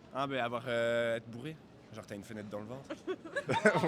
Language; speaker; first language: French; native; French